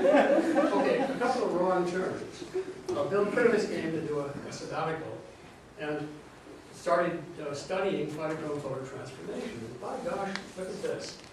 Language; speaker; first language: English; native; English